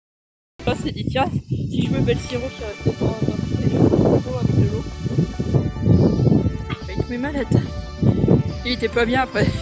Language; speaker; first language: French; native; French